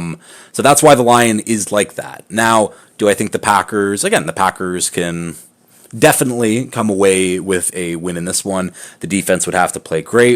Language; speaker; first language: English; native; English